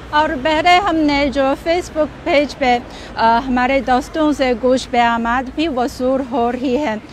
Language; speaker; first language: Urdu; non-native, fluent; Chinese